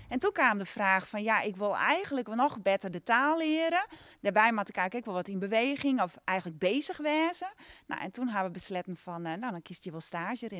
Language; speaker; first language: Dutch; non-native, local second language; Western Frisian